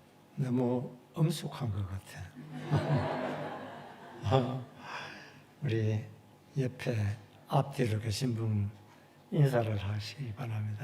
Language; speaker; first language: Korean; native; Korean